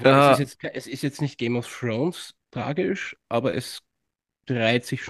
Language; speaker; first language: German; native; German